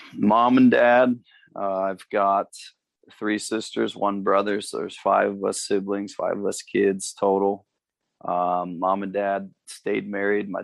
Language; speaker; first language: English; native; English